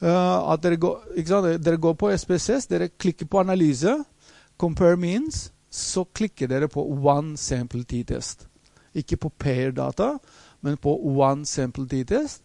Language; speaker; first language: Norwegian; non-native, fluent; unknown